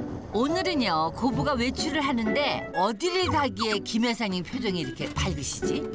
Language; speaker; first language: Korean; native; Korean